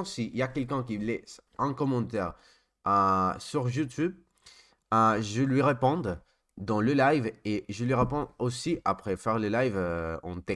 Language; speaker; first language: French; non-native, learner; Spanish